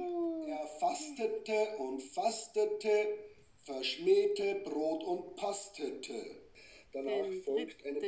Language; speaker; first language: German; native; German